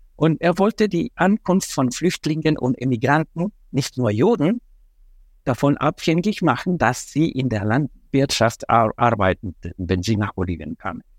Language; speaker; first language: German; non-native, fluent; Spanish